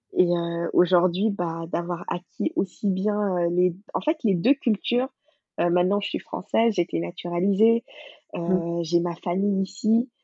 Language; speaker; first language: French; non-native, local second language; Wolof